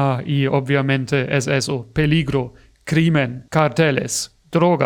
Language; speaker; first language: Spanish; non-native, fluent; German